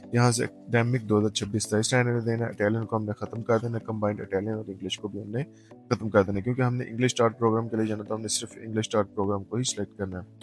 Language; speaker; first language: Urdu; native; Urdu